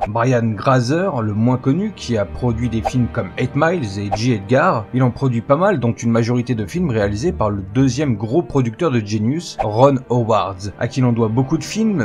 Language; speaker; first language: French; native; French